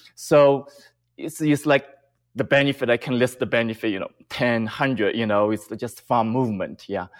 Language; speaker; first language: English; non-native, fluent; Chinese